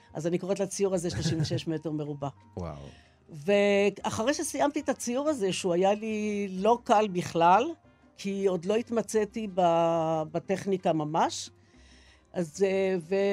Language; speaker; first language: Hebrew; early bilingual, other home language; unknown